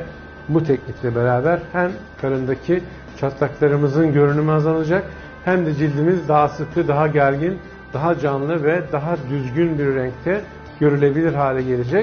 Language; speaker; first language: Turkish; native; Turkish